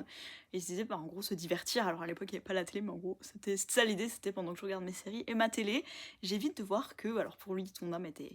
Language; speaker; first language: French; native; French